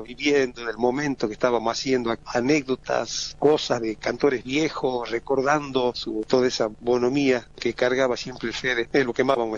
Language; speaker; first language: Spanish; native; Spanish